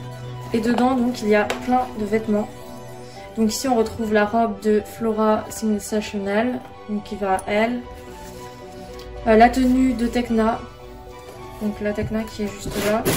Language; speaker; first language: French; native; French